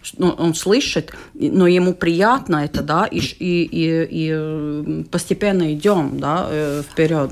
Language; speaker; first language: Russian; non-native, local second language; Latvian